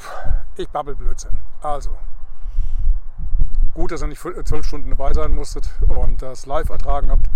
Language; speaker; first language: German; native; German